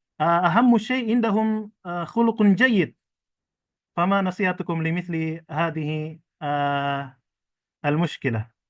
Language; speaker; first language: Arabic; non-native, fluent; Indonesian